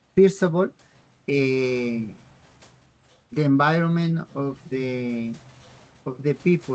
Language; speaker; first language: English; non-native, learner; Spanish